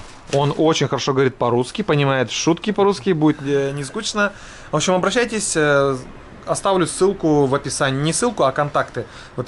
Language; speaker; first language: Russian; native; Russian